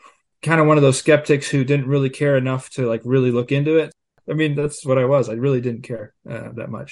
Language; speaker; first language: English; native; English